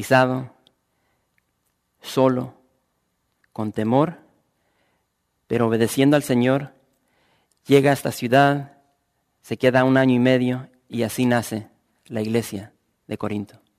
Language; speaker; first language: Spanish; native; Spanish